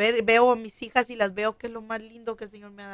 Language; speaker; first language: Spanish; native; Spanish